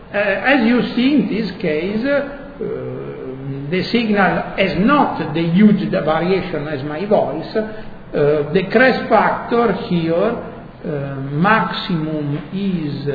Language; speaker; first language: English; non-native, fluent; Italian